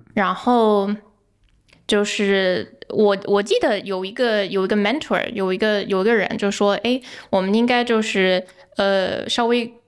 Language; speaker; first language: Chinese; non-native, fluent; English